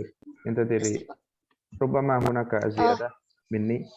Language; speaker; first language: Arabic; non-native, learner; Indonesian